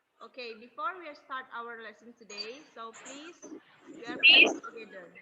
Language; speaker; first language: English; non-native, learner; Indonesian